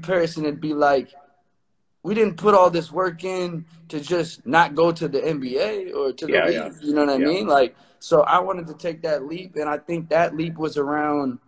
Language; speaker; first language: English; native; English